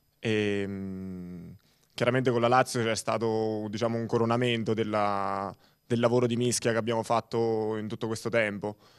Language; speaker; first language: Italian; native; Italian